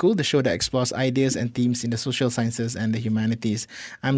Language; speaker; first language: English; non-native, local second language; Malay